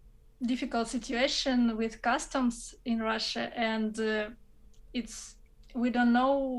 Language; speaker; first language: English; non-native, fluent; Russian